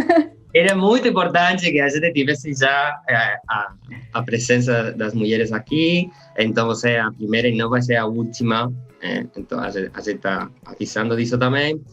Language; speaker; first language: Portuguese; non-native, learner; Spanish